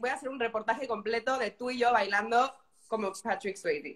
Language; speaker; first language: Spanish; early bilingual, heritage; Spanish